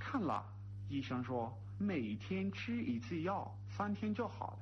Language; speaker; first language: Chinese; non-native, learner; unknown